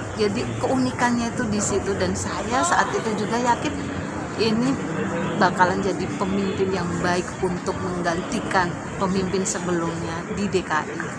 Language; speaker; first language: Indonesian; native; Indonesian